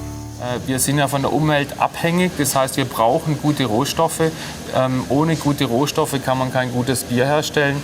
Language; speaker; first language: German; native; German